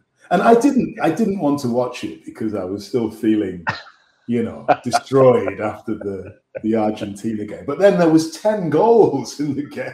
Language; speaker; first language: English; native; English